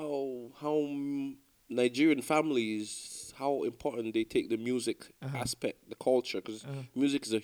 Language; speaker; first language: English; non-native, local second language; Igbo